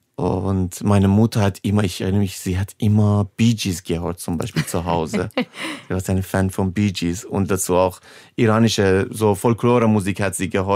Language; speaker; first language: German; non-native, fluent; Persian